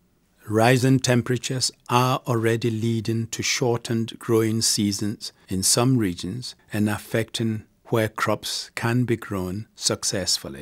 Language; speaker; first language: English; non-native, local second language; Akan